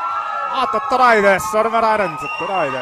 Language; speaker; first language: Japanese; non-native, learner; English